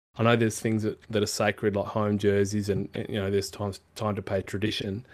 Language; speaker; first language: English; native; English